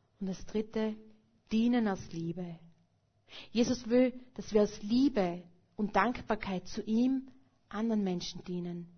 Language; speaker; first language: German; native; German